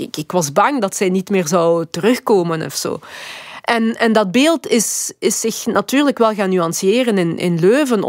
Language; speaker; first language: Dutch; early bilingual, other home language; Lingala